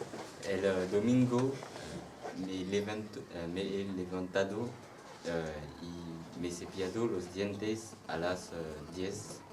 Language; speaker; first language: Spanish; non-native, learner; French